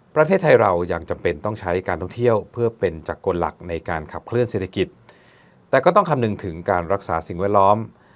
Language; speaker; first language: Thai; native; Thai